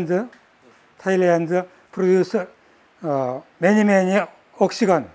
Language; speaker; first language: English; non-native, learner; Korean